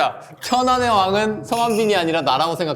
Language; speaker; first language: Korean; native; Korean